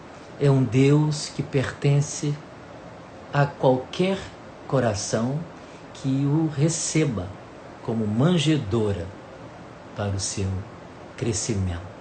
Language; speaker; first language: Portuguese; native; Portuguese